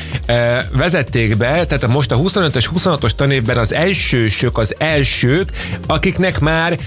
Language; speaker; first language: Hungarian; native; Hungarian